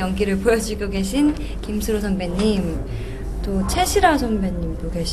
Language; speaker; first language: Korean; native; Korean